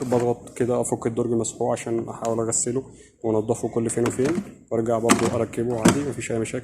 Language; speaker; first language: Arabic; native; Arabic